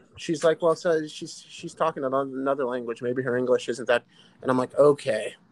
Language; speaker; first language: English; native; English